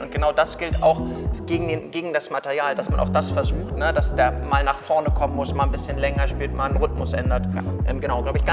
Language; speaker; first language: German; native; German